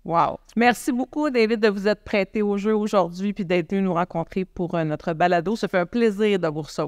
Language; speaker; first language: French; native; French